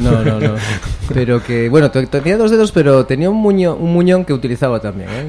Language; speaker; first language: Spanish; native; Spanish